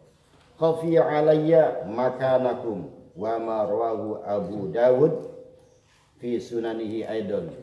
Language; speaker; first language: Arabic; non-native, fluent; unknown